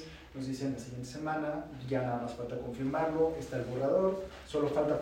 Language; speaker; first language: Spanish; native; Spanish